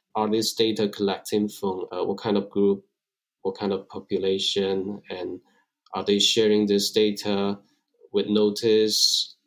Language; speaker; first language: English; non-native, fluent; Chinese